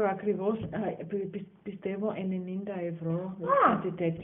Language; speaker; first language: Greek; non-native, learner; German